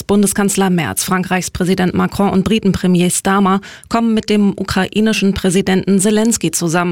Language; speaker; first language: German; native; German